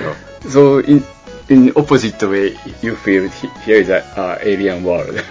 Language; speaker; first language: English; non-native, learner; Japanese